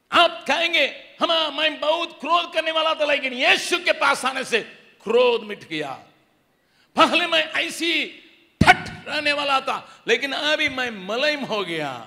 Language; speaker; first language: Hindi; non-native, local second language; Tamil